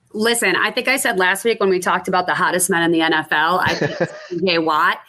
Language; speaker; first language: English; native; English